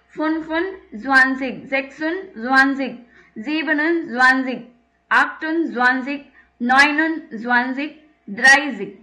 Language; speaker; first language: German; non-native, fluent; Tamil